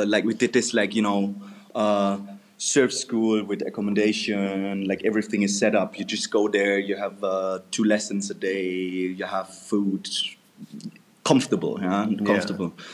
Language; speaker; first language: English; non-native, fluent; German